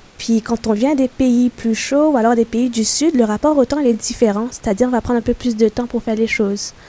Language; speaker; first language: French; non-native, local second language; Morisyen